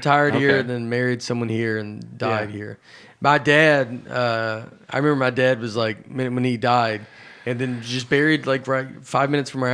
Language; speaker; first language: English; native; English